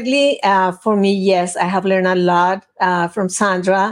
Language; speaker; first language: English; non-native, fluent; Spanish